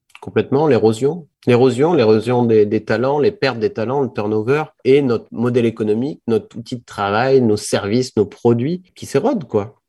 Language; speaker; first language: French; native; French